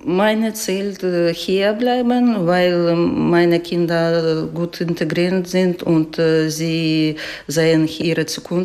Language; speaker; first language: German; non-native, learner; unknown